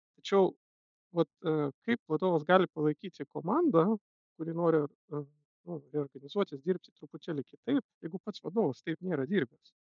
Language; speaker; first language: Lithuanian; non-native, local second language; Russian